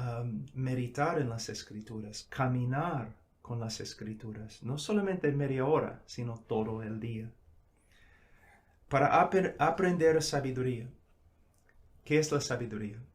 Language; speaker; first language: Spanish; non-native, fluent; English